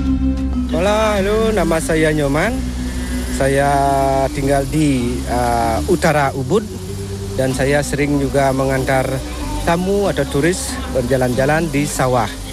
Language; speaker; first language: Indonesian; non-native, local second language; Balinese